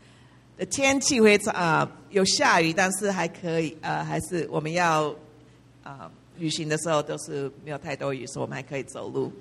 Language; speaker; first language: Chinese; early bilingual, heritage; English